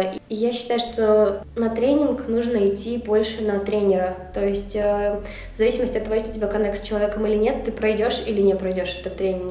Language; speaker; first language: Russian; native; Russian